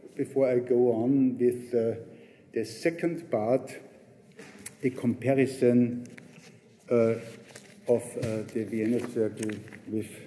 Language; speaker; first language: English; non-native, fluent; German